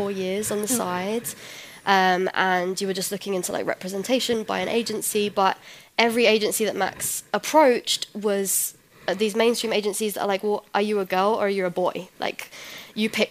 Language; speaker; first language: English; native; English